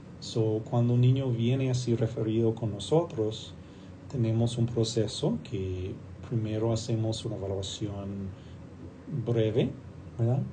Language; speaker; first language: Spanish; non-native, fluent; English